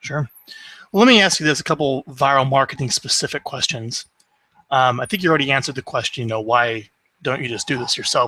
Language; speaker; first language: English; native; English